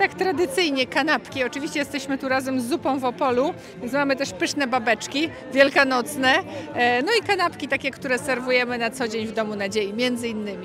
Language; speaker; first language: Polish; native; Polish